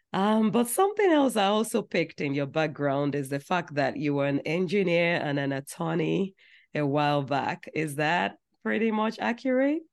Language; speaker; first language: English; non-native, local second language; Yoruba